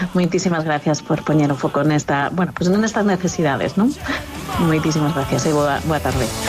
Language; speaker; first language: Galician; non-native, local second language; Spanish